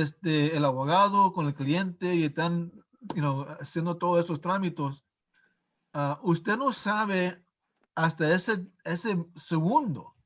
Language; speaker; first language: Spanish; early bilingual, heritage; English